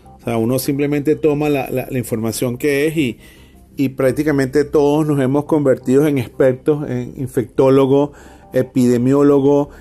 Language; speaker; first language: Spanish; native; Spanish